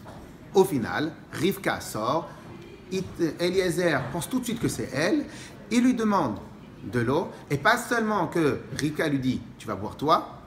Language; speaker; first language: French; native; French